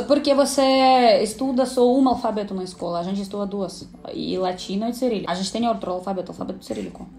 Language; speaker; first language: Portuguese; non-native, fluent; Russian